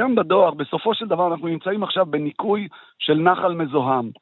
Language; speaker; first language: Hebrew; native; Hebrew